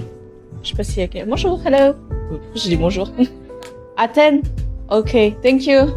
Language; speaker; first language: French; native; French